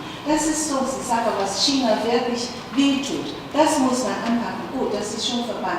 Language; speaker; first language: German; non-native, fluent; Chinese